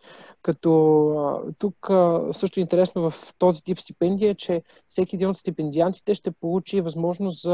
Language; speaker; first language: Bulgarian; native; Bulgarian